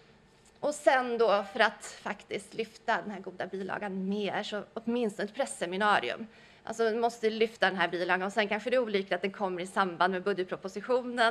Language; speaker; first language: Swedish; native; Swedish